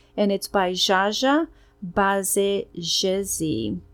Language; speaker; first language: English; non-native, fluent; Portuguese